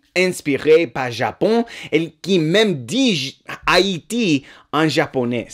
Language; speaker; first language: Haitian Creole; non-native, fluent; English